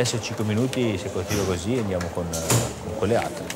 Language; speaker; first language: Italian; native; Italian